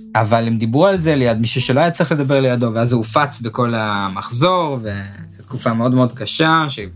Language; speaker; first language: Hebrew; native; Hebrew